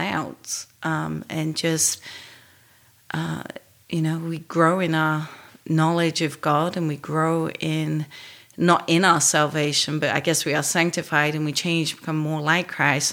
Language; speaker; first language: English; native; English